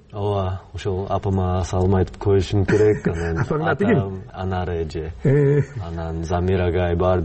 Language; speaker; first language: Kyrgyz; non-native, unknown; English